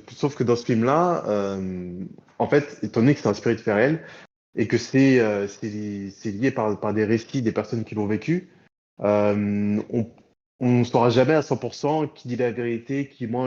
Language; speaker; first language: French; native; French